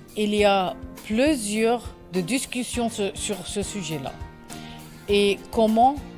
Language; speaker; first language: French; non-native, learner; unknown